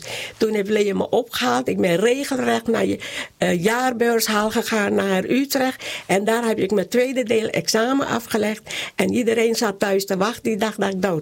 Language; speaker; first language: Dutch; non-native, local second language; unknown